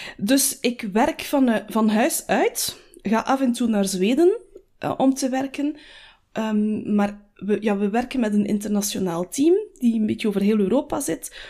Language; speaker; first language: Dutch; native; Dutch